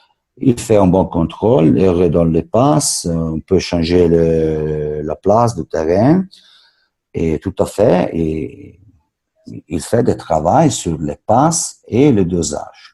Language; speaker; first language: French; non-native, fluent; Italian